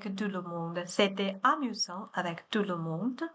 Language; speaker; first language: French; non-native, learner; Chinese